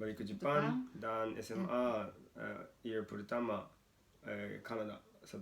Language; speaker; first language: Indonesian; non-native, learner; Japanese